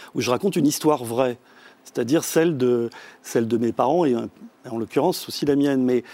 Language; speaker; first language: French; native; French